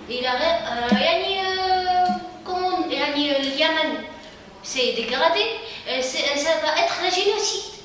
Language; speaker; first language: French; non-native, local second language; Arabic